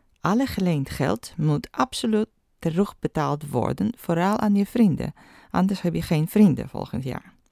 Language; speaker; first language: Dutch; non-native, fluent; Polish